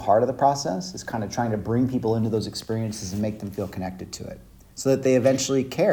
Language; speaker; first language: English; native; English